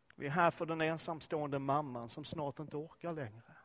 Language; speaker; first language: Swedish; native; Swedish